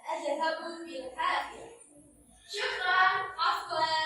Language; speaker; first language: Arabic; non-native, learner; Indonesian